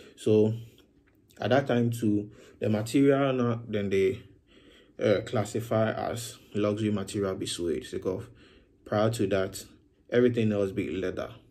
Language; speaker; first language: Nigerian Pidgin; non-native, local second language; Akan